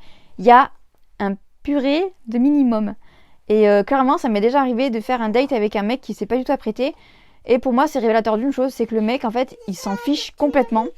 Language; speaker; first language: French; native; French